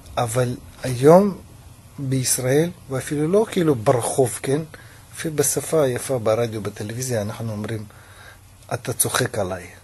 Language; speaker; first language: Hebrew; non-native, fluent; Russian